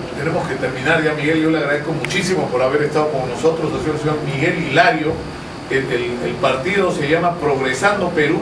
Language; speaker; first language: Spanish; native; Spanish